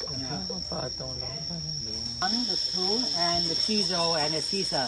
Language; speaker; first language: English; non-native, fluent; Vietnamese